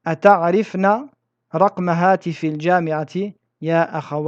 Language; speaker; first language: Arabic; non-native, fluent; French